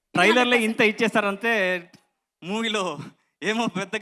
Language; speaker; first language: Telugu; non-native, learner; Kannada